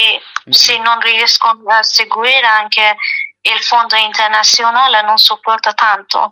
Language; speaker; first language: Italian; non-native, learner; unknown